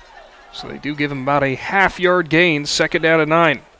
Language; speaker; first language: English; native; English